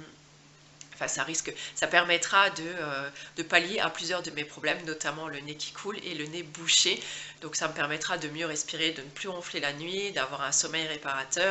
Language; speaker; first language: French; native; French